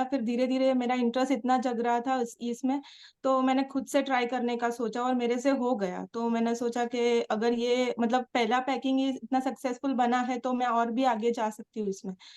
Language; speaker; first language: Hindi; native; Hindi